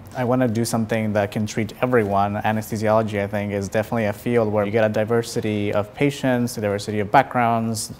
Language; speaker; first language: English; early bilingual, other home language; Spanish